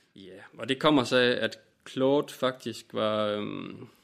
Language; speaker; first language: Danish; native; Danish